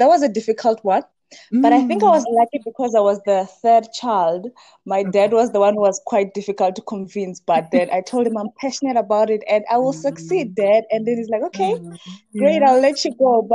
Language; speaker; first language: English; non-native, local second language; Venda